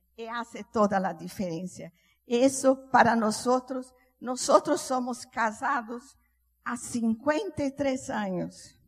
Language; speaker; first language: Spanish; non-native, learner; Portuguese